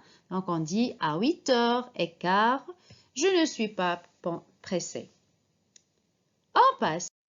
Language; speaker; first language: French; non-native, fluent; Arabic